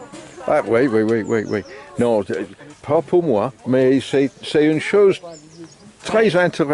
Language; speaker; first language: French; non-native, learner; English